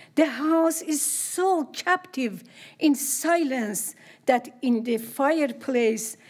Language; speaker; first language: English; non-native, fluent; Persian